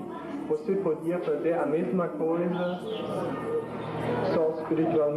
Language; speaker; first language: Portuguese; non-native, learner; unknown